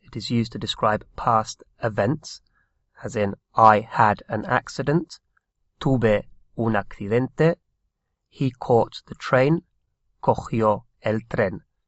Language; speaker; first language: English; native; English